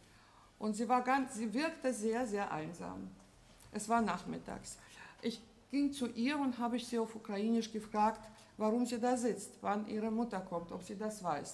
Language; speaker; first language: German; non-native, fluent; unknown